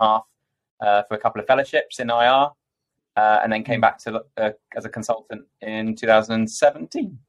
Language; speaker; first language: English; native; English